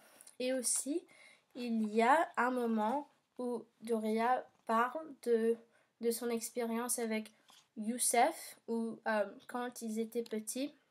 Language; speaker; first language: French; non-native, learner; English